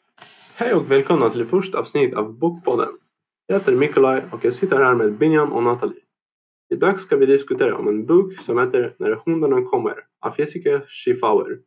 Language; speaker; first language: Swedish; non-native, learner; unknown